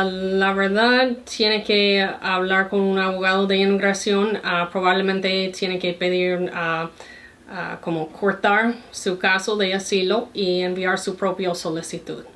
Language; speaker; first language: Spanish; non-native, fluent; English